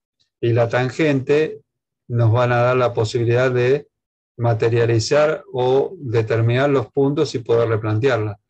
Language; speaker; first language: Spanish; native; Spanish